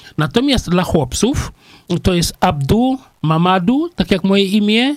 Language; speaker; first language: Polish; non-native, fluent; Wolof